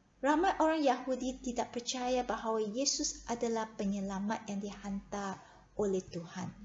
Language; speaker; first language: Malay; non-native, local second language; Chinese